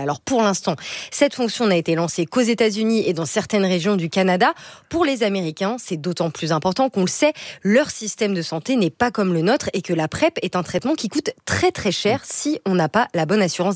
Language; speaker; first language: French; native; French